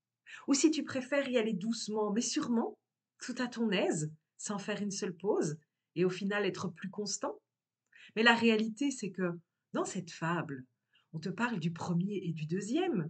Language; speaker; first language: French; native; French